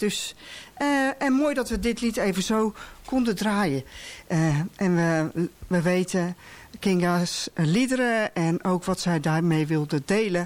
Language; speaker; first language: Dutch; native; Dutch